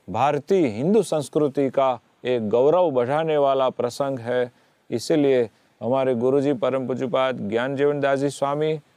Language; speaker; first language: Hindi; non-native, local second language; Gujarati